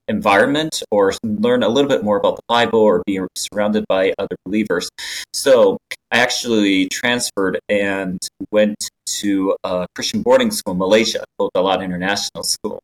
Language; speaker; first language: English; non-native, fluent; Japanese